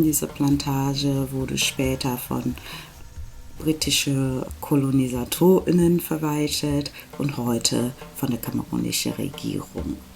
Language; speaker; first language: German; non-native, fluent; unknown